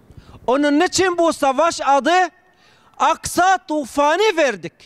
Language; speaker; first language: Turkish; non-native, fluent; Arabic